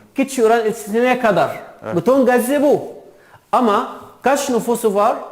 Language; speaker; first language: Turkish; non-native, learner; Arabic